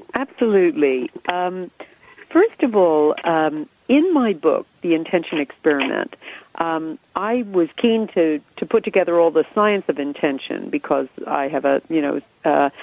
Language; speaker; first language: English; native; English